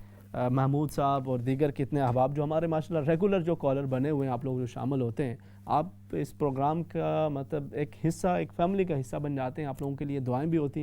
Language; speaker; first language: Urdu; native; Urdu